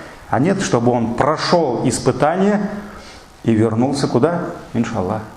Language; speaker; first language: Russian; non-native, local second language; Tatar